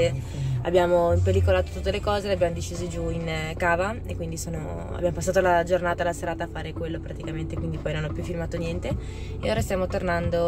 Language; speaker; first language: Italian; native; Italian